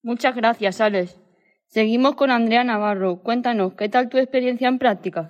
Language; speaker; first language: Spanish; native; Spanish